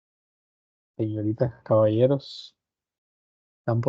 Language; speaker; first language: Spanish; native; Spanish